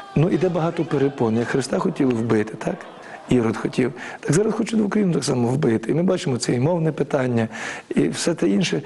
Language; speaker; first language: Ukrainian; native; Ukrainian